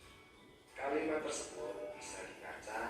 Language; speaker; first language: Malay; non-native, local second language; Javanese